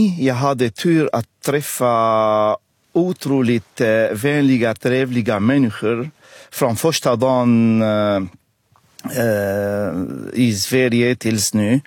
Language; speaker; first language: Swedish; non-native, fluent; Arabic